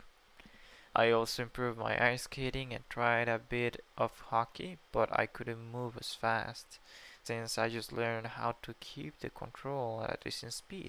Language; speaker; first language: English; non-native, fluent; Spanish